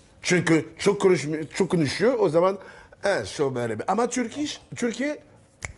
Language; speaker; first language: Turkish; non-native, learner; French